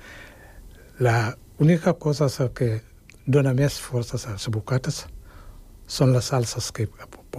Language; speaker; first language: Catalan; non-native, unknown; Wolof